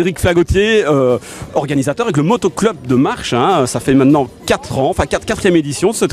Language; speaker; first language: French; native; French